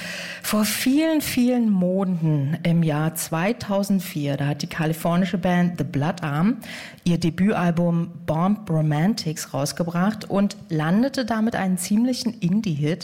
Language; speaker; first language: German; native; German